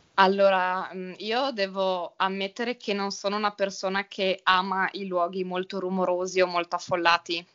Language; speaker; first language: Italian; native; Italian